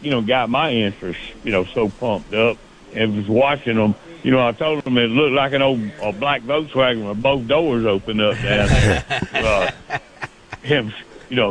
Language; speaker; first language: English; native; English